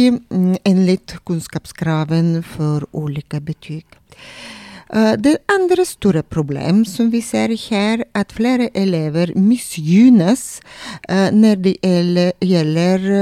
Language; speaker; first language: Swedish; non-native, fluent; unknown